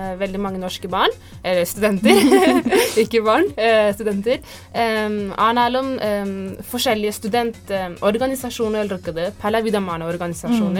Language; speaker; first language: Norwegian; early bilingual, other home language; Tamil